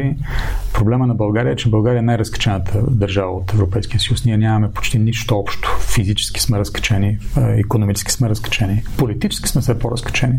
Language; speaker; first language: Bulgarian; native; Bulgarian